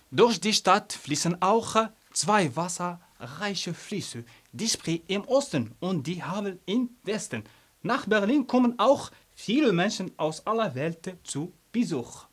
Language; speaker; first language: German; non-native, fluent; Arabic